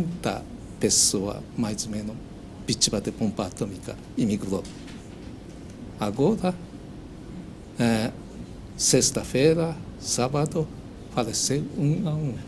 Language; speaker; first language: Portuguese; non-native, learner; Japanese